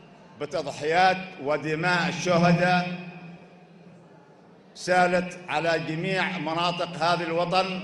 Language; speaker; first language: Arabic; native; Arabic